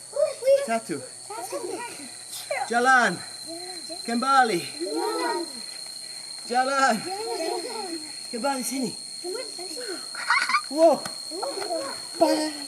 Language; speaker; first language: Indonesian; non-native, learner; English